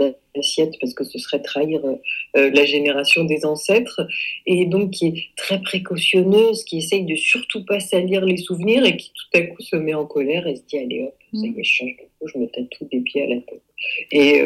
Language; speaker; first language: French; native; French